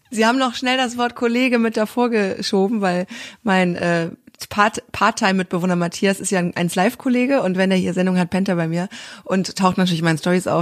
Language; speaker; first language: German; native; German